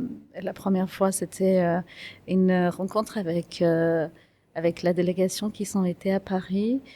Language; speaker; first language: French; non-native, fluent; Kurdish